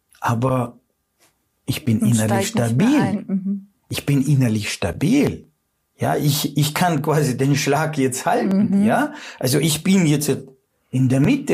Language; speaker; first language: German; non-native, fluent; Russian